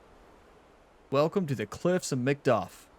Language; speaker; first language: English; native; English